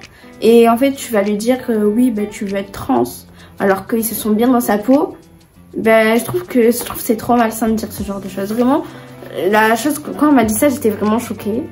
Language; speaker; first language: French; native; French